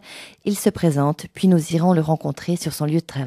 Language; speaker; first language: French; native; French